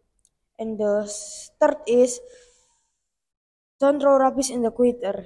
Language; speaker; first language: English; non-native, learner; Indonesian